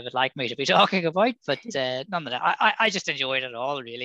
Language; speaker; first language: English; native; English